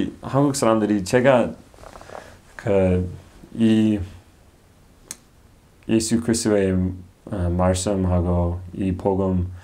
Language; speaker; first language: Korean; non-native, learner; English